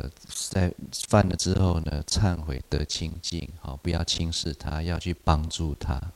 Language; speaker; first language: Chinese; native; Chinese